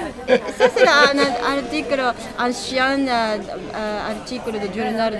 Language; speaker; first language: French; non-native, learner; Japanese